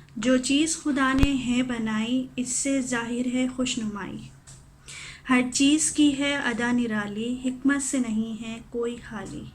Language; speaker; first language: Urdu; native; Urdu